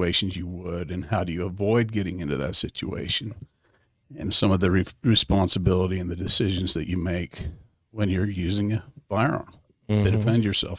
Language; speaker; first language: English; native; English